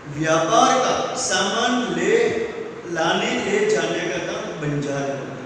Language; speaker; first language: Hindi; non-native, local second language; Gujarati